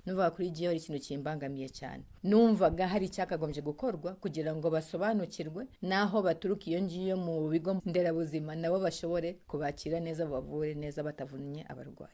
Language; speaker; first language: Kinyarwanda; early bilingual, heritage; Kinyarwanda